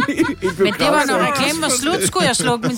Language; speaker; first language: Danish; native; Danish